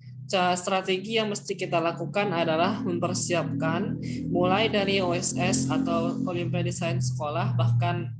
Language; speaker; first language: Indonesian; non-native, local second language; Minangkabau